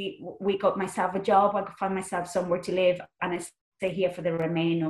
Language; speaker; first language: English; non-native, fluent; Spanish